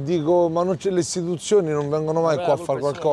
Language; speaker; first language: Italian; native; Italian